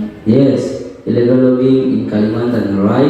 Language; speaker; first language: English; non-native, learner; Indonesian